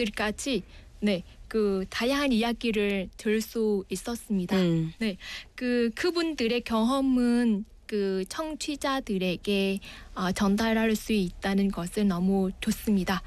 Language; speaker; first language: Korean; non-native, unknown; Vietnamese